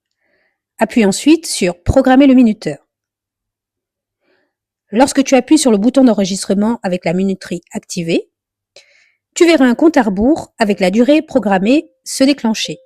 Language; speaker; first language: French; native; French